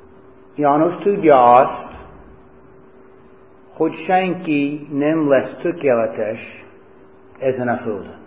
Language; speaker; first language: Hungarian; non-native, fluent; English